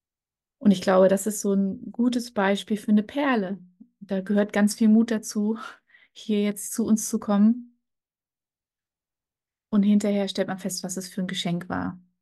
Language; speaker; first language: German; native; German